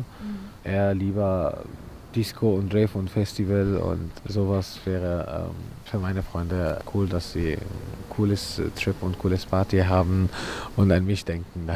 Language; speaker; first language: German; non-native, fluent; Arabic